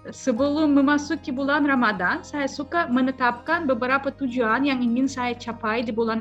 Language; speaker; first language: Indonesian; non-native, fluent; Russian